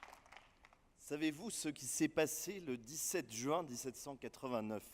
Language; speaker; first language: French; native; French